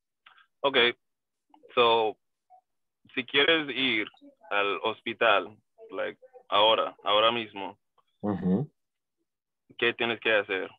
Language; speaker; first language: Spanish; non-native, learner; English